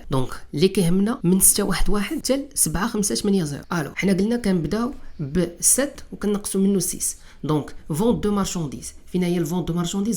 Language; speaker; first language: Arabic; native; Arabic